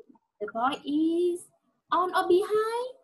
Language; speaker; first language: English; non-native, fluent; Vietnamese